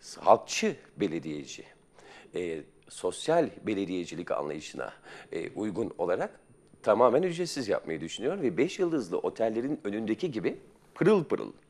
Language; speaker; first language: Turkish; native; Turkish